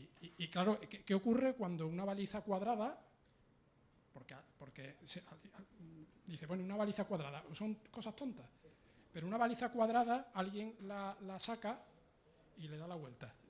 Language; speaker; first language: Spanish; native; Spanish